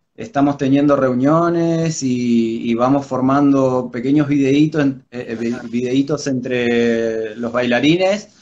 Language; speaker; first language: Spanish; native; Spanish